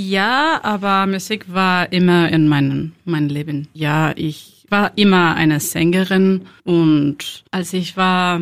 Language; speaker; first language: German; non-native, learner; Spanish